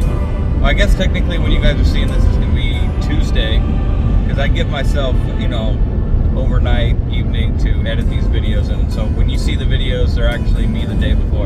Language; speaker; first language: English; native; English